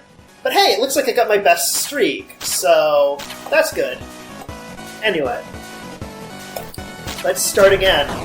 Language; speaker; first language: English; native; English